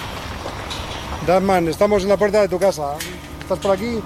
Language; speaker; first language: Spanish; native; Spanish